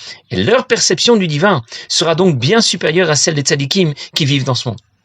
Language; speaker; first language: French; native; French